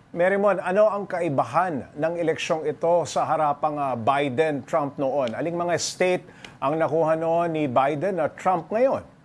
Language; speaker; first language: Filipino; native; Filipino